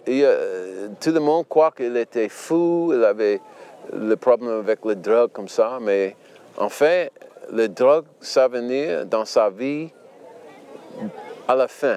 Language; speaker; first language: French; non-native, learner; English